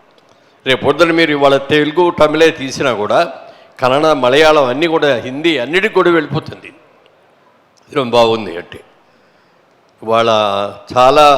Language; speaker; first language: Telugu; native; Telugu